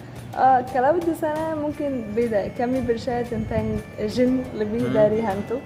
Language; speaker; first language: Indonesian; non-native, fluent; Arabic